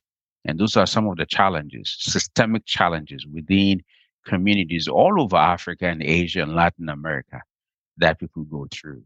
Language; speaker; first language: English; non-native, local second language; Akan